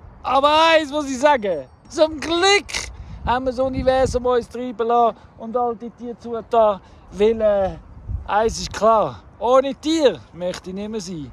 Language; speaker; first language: German; non-native, fluent; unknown